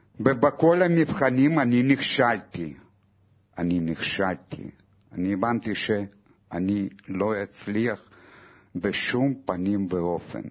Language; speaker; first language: Hebrew; non-native, fluent; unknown